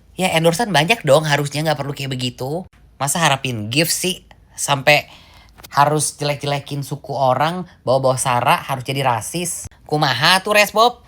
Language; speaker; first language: Indonesian; native; Indonesian